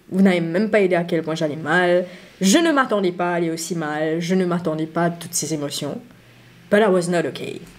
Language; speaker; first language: French; non-native, local second language; Morisyen